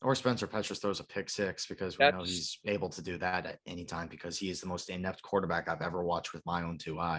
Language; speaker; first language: English; native; English